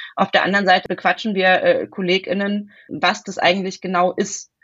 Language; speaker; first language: German; native; German